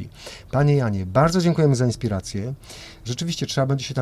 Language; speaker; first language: Polish; native; Polish